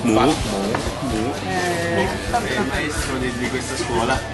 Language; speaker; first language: Italian; native; Italian